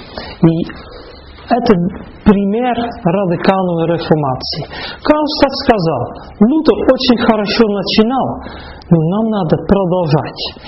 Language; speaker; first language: Russian; non-native, fluent; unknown